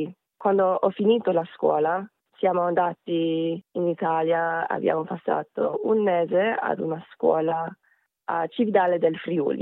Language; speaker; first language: Italian; non-native, fluent; Korean